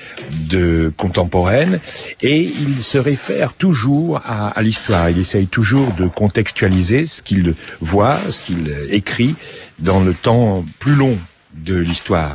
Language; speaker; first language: French; native; French